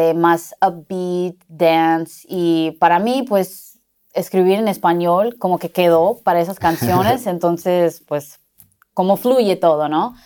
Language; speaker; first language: Spanish; native; Spanish